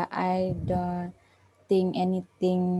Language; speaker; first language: English; non-native, learner; Indonesian